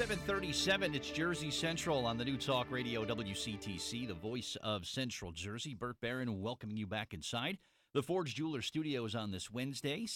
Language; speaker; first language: English; native; English